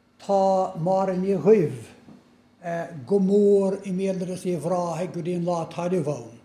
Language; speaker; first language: Irish; native; Irish